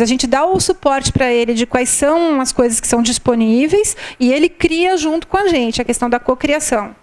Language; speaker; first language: Portuguese; native; Portuguese